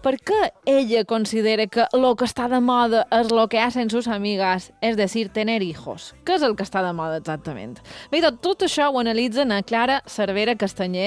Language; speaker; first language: Catalan; native; Catalan